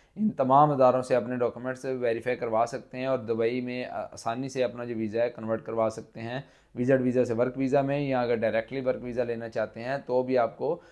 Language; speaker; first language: Urdu; non-native, local second language; Punjabi